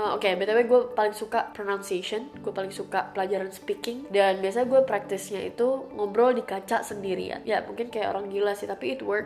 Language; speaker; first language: Indonesian; native; Indonesian